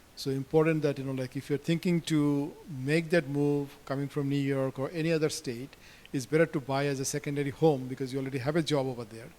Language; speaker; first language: English; non-native, local second language; Bangla